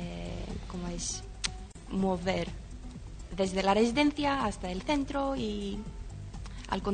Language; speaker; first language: Spanish; non-native, learner; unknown